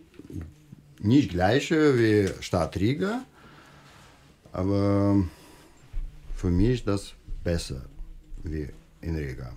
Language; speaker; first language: German; non-native, learner; Russian